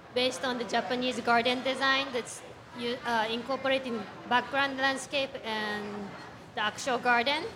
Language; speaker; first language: English; non-native, fluent; Japanese